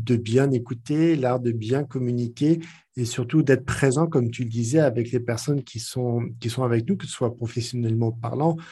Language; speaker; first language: French; native; French